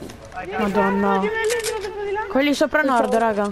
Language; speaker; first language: Italian; native; Italian